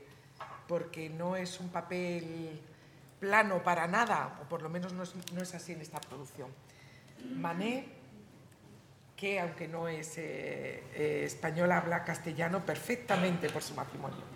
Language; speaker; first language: Spanish; native; Spanish